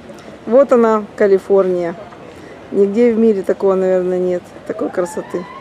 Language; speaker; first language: Russian; native; Russian